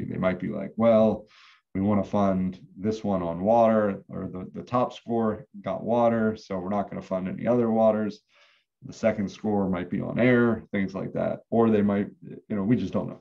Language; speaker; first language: English; native; English